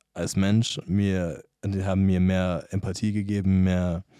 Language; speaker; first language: German; non-native, fluent; English